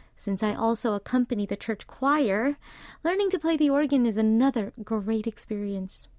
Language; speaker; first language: English; early bilingual, other home language; Korean